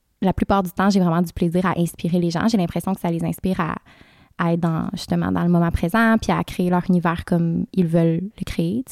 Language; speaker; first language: French; native; French